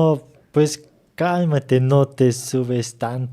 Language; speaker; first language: Spanish; non-native, learner; Turkish